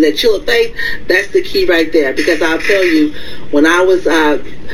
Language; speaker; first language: English; native; English